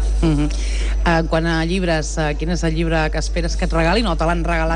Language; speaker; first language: Catalan; native; Catalan